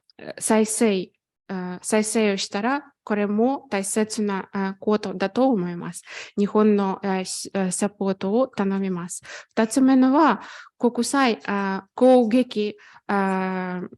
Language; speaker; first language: Japanese; non-native, fluent; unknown